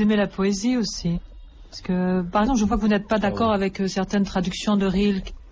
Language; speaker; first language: French; native; French